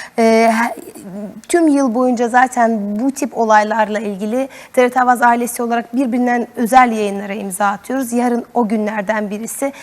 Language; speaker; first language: Turkish; non-native, local second language; Azerbaijani